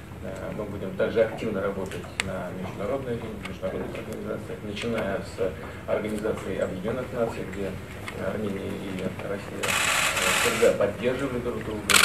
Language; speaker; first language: Russian; native; Russian